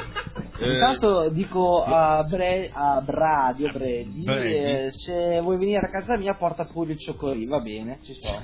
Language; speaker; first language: Italian; native; Italian